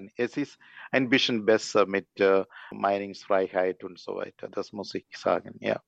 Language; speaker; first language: German; non-native, learner; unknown